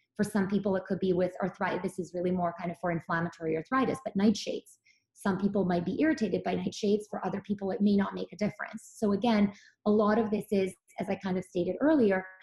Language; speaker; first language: English; early bilingual, other home language; Serbian